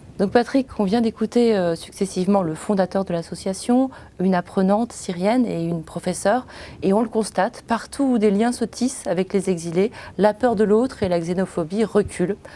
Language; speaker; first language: French; native; French